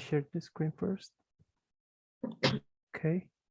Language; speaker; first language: English; non-native, fluent; Mongolian